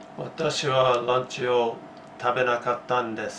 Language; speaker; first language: Japanese; non-native, learner; English